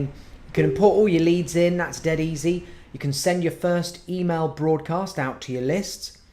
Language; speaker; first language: English; native; English